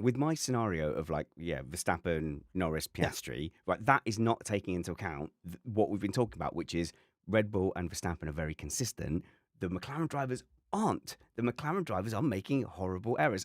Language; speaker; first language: English; native; English